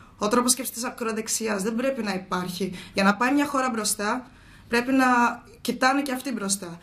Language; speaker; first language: Greek; early bilingual, other home language; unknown